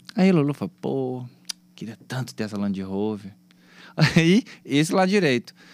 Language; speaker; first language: Portuguese; native; Portuguese